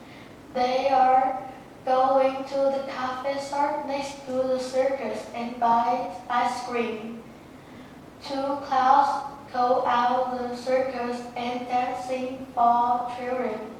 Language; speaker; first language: English; non-native, learner; Vietnamese